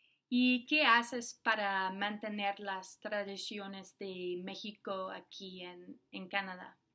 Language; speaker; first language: Spanish; non-native, fluent; English